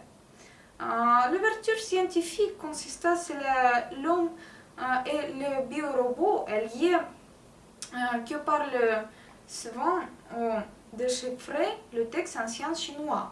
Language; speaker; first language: French; non-native, learner; Russian